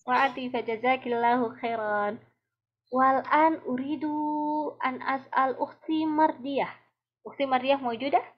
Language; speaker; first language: Arabic; non-native, fluent; Indonesian